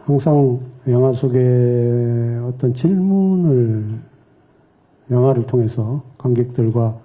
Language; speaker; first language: Korean; native; Korean